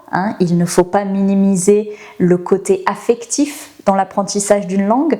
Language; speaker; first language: French; native; French